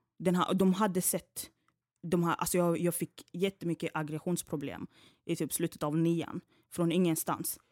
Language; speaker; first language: Swedish; early bilingual, other home language; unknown